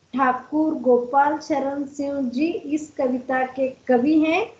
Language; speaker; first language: Hindi; non-native, local second language; Kannada